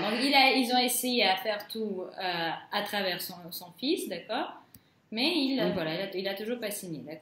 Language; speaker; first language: French; non-native, fluent; Russian